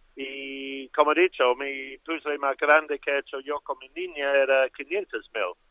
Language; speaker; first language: Spanish; non-native, fluent; English